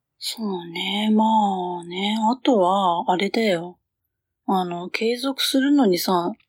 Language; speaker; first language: Japanese; native; Japanese